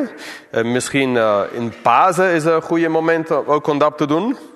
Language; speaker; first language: Dutch; non-native, fluent; English